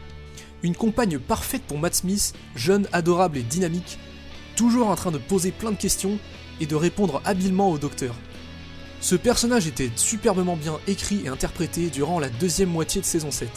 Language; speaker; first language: French; native; French